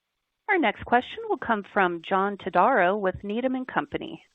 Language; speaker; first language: English; native; English